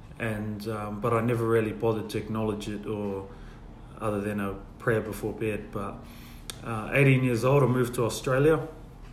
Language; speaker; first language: English; native; English